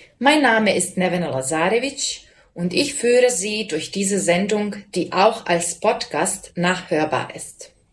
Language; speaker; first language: German; non-native, fluent; Serbian